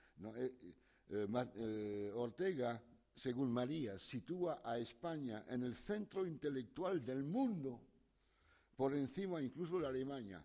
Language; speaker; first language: Spanish; non-native, fluent; French